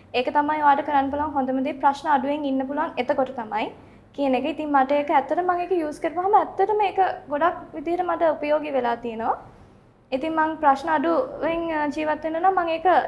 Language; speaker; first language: Sinhala; native; Sinhala